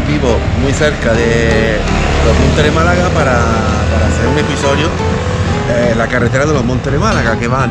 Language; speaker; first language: Spanish; non-native, fluent; Italian